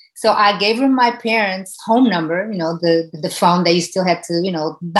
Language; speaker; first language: English; non-native, fluent; Portuguese